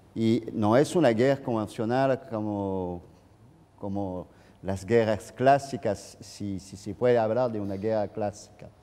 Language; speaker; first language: Spanish; non-native, fluent; French